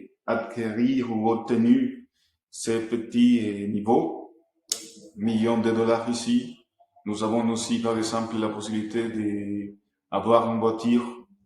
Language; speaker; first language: French; non-native, fluent; Spanish